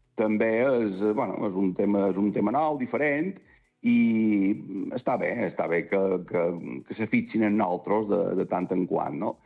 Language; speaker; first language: Catalan; native; Catalan